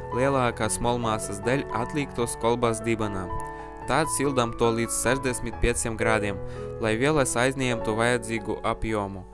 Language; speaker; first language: Latvian; non-native, local second language; Russian